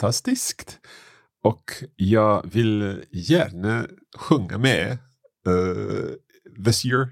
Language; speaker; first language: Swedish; non-native, learner; English